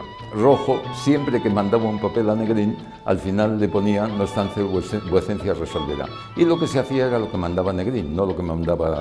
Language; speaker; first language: Spanish; native; Spanish